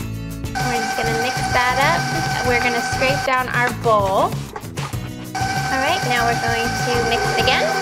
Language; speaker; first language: English; native; English